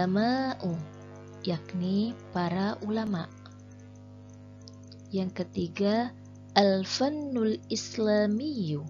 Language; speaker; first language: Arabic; non-native, fluent; Indonesian